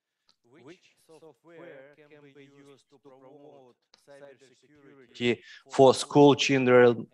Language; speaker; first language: English; non-native, learner; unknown